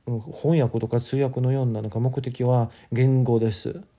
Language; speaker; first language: Japanese; non-native, fluent; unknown